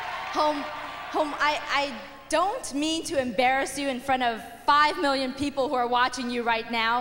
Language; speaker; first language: English; early bilingual, other home language; Vietnamese